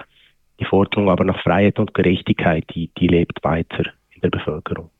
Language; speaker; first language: German; native; German